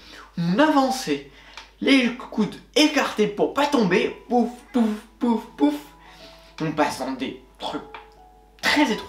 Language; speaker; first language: French; native; French